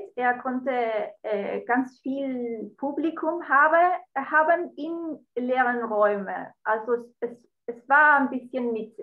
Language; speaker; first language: German; non-native, fluent; Spanish